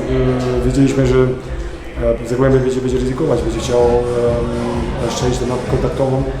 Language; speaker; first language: Polish; non-native, fluent; Serbian